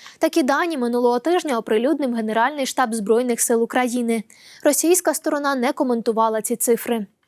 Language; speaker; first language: Ukrainian; native; Ukrainian